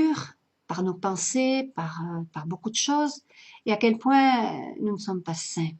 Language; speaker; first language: French; native; French